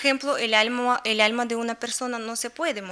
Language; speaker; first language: Spanish; non-native, learner; Russian